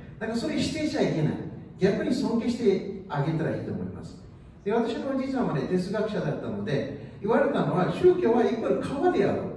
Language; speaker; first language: Japanese; non-native, fluent; Urdu